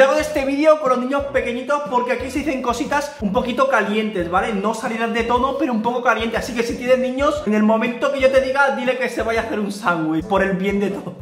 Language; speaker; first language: Spanish; native; Spanish